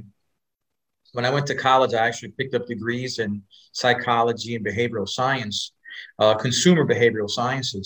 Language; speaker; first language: English; native; English